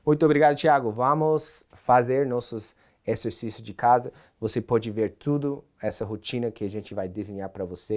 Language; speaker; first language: Portuguese; non-native, fluent; English